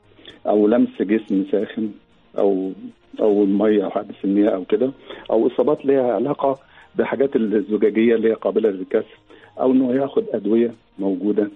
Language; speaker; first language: Arabic; native; Arabic